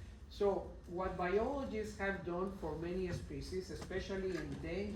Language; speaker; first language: English; non-native, fluent; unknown